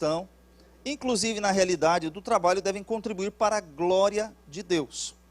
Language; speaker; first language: Portuguese; native; Portuguese